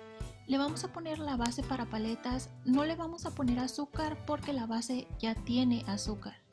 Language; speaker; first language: Spanish; native; Spanish